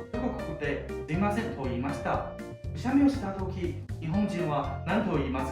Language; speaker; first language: Japanese; non-native, learner; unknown